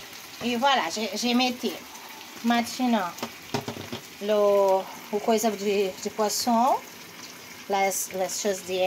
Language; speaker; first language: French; non-native, learner; Portuguese